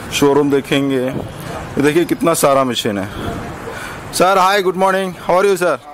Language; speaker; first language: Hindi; non-native, local second language; Tamil